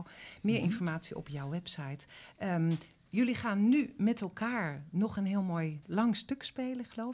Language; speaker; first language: Dutch; native; Dutch